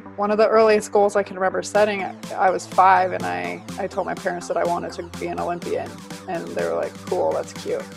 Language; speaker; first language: English; native; English